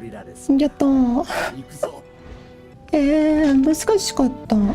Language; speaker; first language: Japanese; non-native, learner; English